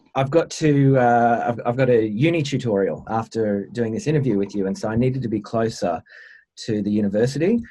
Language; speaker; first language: English; native; English